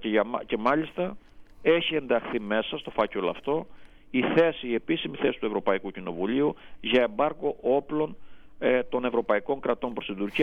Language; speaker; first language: Greek; native; Greek